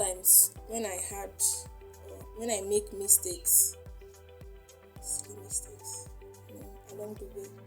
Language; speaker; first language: English; non-native, local second language; Igbo